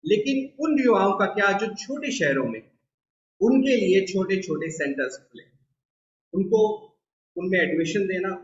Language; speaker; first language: Hindi; non-native, local second language; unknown